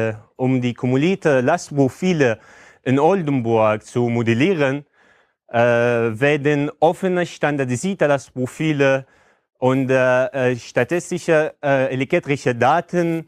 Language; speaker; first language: German; non-native, fluent; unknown